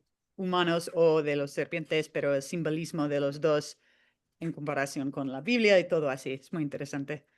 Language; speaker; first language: Spanish; non-native, fluent; English